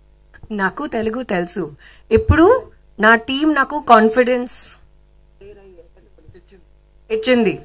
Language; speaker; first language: Telugu; non-native, local second language; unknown